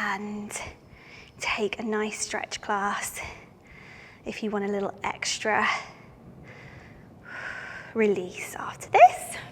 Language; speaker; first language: English; native; English